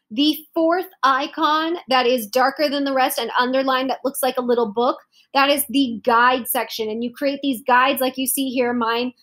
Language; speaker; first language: English; native; English